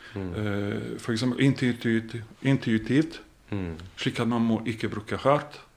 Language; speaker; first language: Norwegian; non-native, fluent; Bosnian